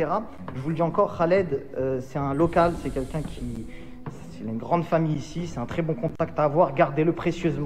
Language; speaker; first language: French; native; French